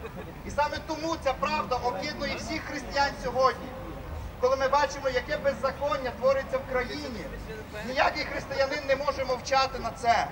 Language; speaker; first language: Ukrainian; native; Ukrainian